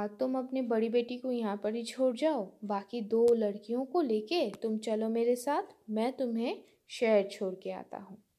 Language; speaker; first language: Hindi; non-native, local second language; Bangla